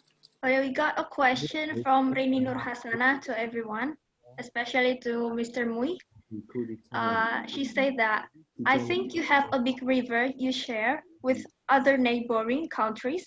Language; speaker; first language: English; non-native, fluent; Indonesian